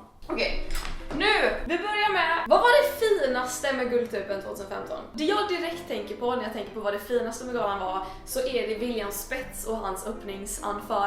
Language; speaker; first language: Swedish; native; Swedish